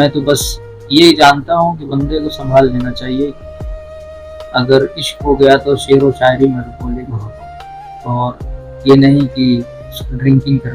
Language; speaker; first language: Hindi; native; Hindi